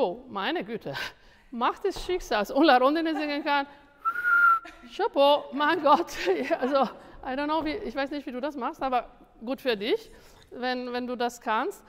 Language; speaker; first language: German; non-native, fluent; Italian